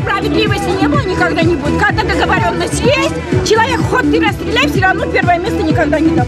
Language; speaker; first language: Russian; non-native, local second language; Azerbaijani